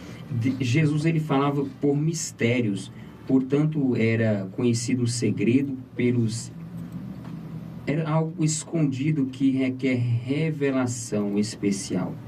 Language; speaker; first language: Portuguese; native; Portuguese